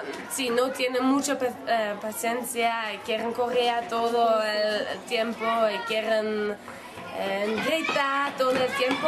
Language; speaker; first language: Spanish; non-native, fluent; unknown